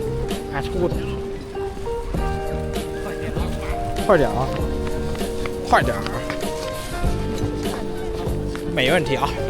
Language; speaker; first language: Chinese; non-native, learner; Vietnamese